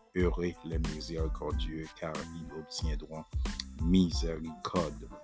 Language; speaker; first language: French; non-native, local second language; Haitian Creole